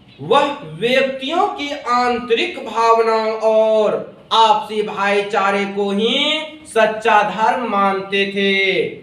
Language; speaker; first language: Hindi; native; Hindi